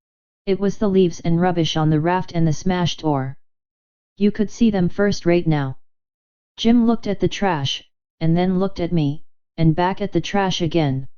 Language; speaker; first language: English; native; English